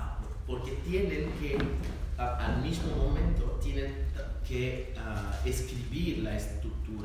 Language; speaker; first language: Spanish; non-native, learner; French